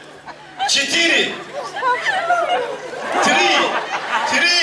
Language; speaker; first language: Russian; non-native, learner; Turkish